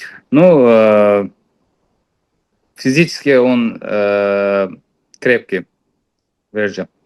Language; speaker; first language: Russian; non-native, fluent; Uzbek